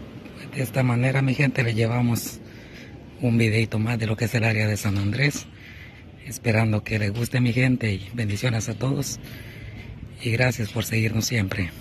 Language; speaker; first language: Spanish; native; Spanish